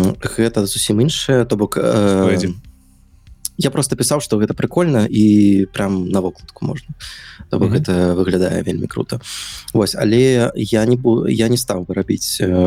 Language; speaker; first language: Belarusian; non-native, local second language; Russian